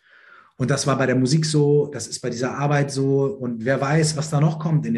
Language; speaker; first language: German; native; German